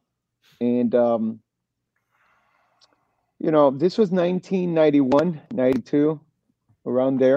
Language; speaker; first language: English; native; English